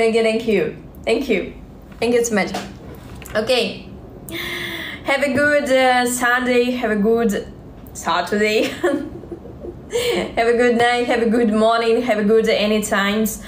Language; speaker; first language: English; non-native, learner; Russian